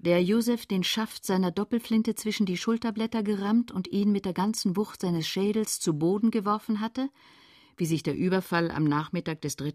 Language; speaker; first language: German; native; German